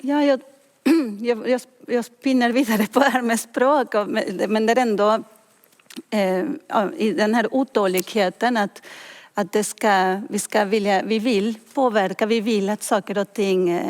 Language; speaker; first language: Swedish; non-native, fluent; Spanish